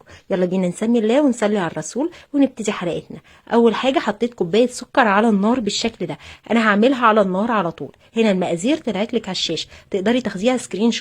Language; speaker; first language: Arabic; native; Arabic